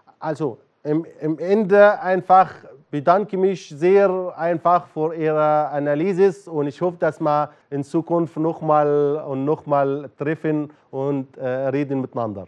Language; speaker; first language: German; non-native, learner; Arabic